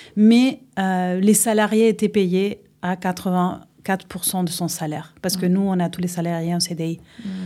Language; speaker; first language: French; non-native, fluent; Spanish